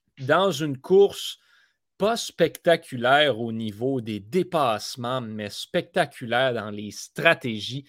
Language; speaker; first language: French; native; French